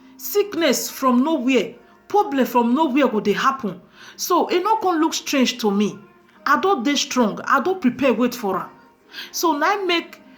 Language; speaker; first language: Nigerian Pidgin; native; Nigerian Pidgin